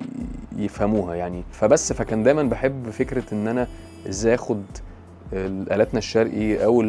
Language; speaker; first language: Arabic; native; Arabic